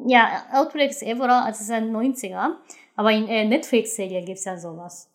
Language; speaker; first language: German; non-native, fluent; Japanese